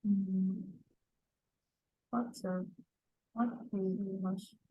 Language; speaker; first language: English; non-native, learner; Vietnamese